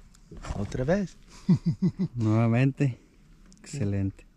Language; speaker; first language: Spanish; native; Spanish